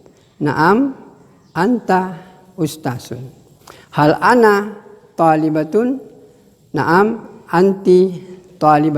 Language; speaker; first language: Arabic; non-native, fluent; Indonesian